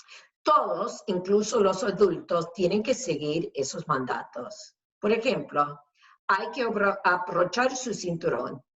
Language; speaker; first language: Spanish; non-native, fluent; English